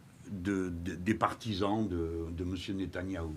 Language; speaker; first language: French; native; French